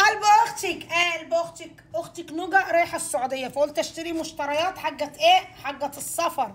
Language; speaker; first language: Arabic; native; Arabic